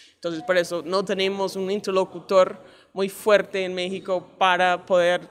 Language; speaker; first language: Spanish; non-native, fluent; English